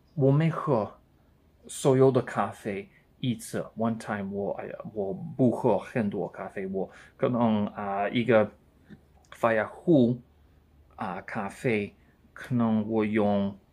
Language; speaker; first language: Chinese; non-native, learner; English